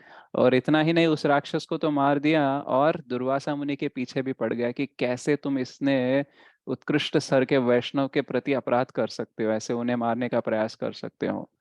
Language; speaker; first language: Hindi; native; Hindi